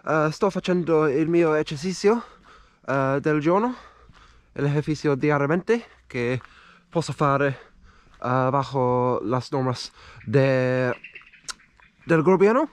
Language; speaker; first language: Italian; non-native, learner; English